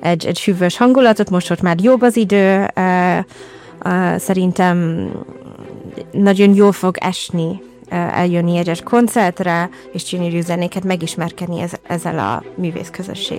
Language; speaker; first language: Hungarian; non-native, fluent; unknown